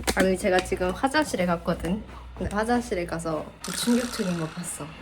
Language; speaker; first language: Korean; non-native, fluent; Japanese